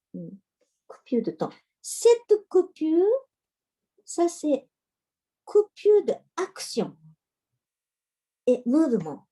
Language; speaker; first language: French; non-native, learner; Japanese